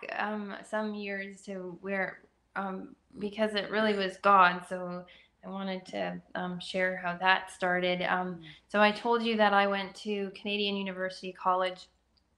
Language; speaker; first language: English; native; English